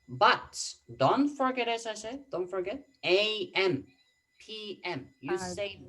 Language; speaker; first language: English; non-native, fluent; Korean